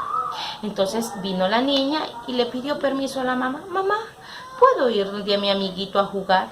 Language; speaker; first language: Spanish; native; Spanish